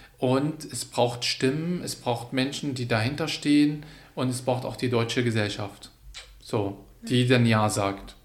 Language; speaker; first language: German; non-native, fluent; Arabic